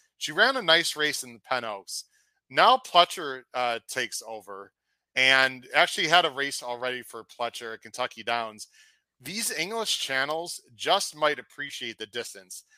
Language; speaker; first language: English; native; English